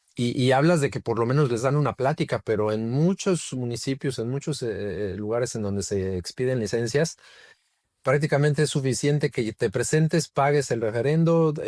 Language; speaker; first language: Spanish; native; Spanish